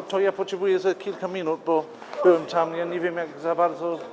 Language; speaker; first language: Polish; non-native, learner; English